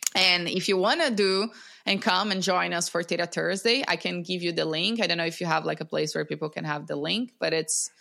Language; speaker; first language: English; non-native, fluent; Portuguese